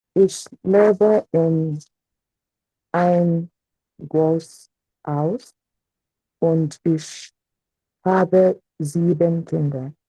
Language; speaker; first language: German; non-native, learner; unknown